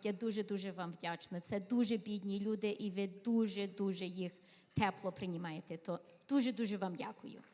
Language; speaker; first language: Ukrainian; early bilingual, heritage; Ukrainian